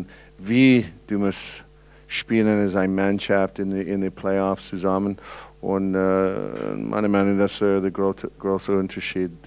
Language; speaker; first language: German; non-native, learner; English